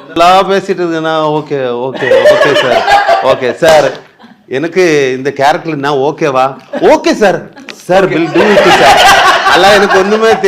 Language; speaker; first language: Tamil; non-native, learner; Malayalam